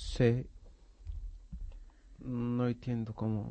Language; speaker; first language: Spanish; non-native, learner; Arabic